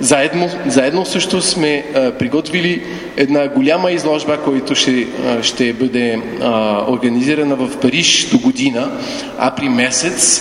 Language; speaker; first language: Bulgarian; non-native, fluent; French